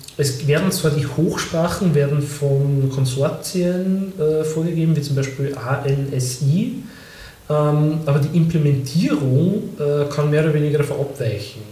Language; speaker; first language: German; native; German